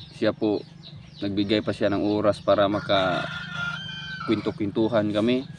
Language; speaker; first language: Filipino; non-native, local second language; Cebuano